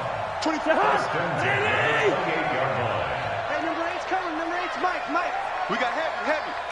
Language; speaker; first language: English; native; English